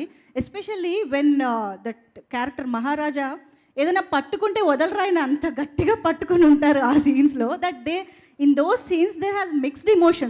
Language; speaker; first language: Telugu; native; Telugu